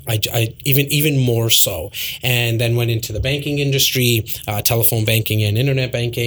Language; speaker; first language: English; native; English